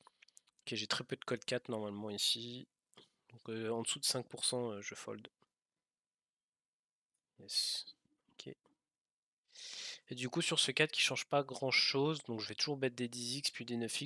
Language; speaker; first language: French; native; French